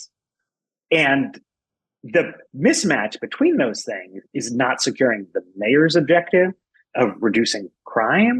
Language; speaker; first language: English; native; English